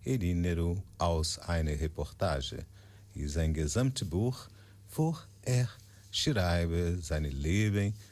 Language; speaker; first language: German; non-native, learner; Portuguese